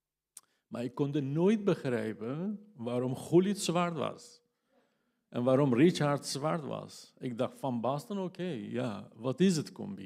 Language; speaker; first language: Dutch; non-native, fluent; Kurdish